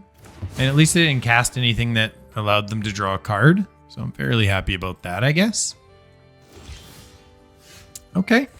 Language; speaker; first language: English; native; English